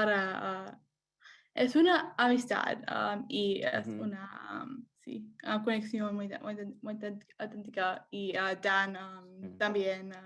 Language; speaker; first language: Spanish; non-native, learner; English